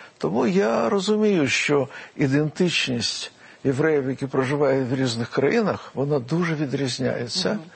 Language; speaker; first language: Ukrainian; non-native, local second language; Russian